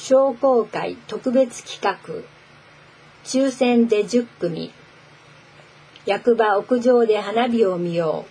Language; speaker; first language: Japanese; native; Japanese